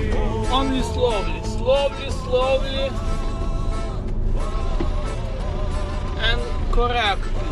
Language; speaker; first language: English; non-native, learner; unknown